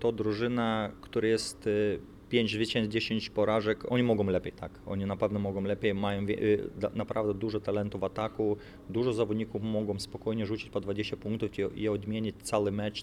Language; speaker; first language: Polish; non-native, fluent; Lithuanian